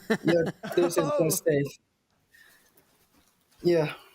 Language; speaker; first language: English; non-native, learner; Japanese